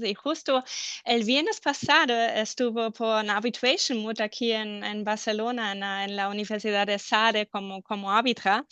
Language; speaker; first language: Spanish; non-native, fluent; German